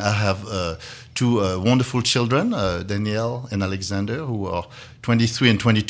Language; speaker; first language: English; non-native, fluent; French